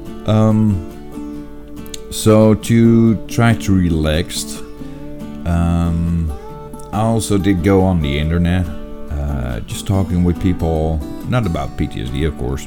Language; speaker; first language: English; non-native, fluent; Dutch